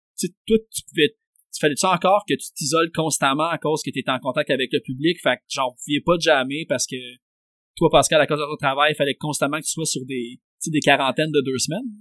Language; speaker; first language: French; native; French